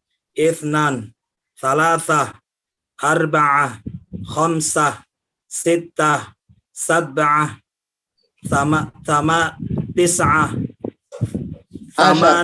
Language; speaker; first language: Arabic; non-native, learner; Indonesian